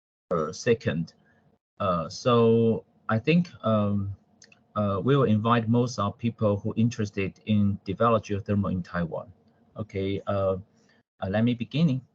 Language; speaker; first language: English; non-native, fluent; Chinese